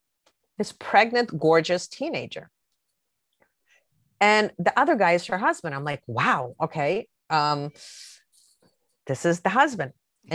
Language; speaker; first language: English; native; English